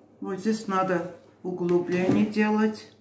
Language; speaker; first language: Russian; non-native, fluent; Armenian